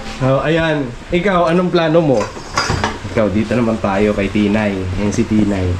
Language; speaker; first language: Filipino; non-native, local second language; Waray